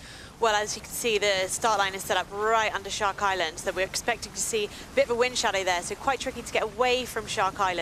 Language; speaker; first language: English; native; English